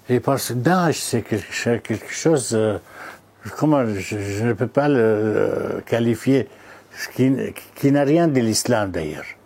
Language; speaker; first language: French; non-native, fluent; Arabic